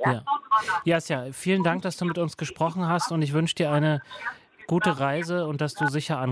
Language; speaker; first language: German; native; German